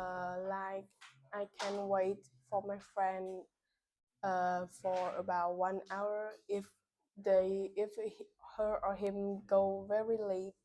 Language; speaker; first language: English; non-native, learner; Vietnamese